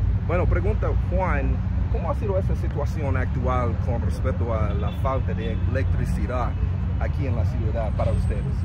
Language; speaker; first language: Spanish; non-native, fluent; English